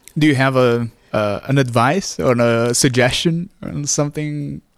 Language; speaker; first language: English; non-native, fluent; Portuguese